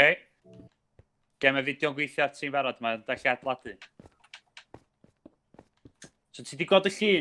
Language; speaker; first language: Welsh; native; Welsh